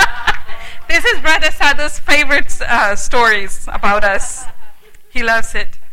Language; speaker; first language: English; early bilingual, heritage; English